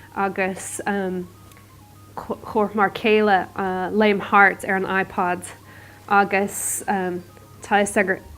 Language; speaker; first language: Irish; non-native, learner; English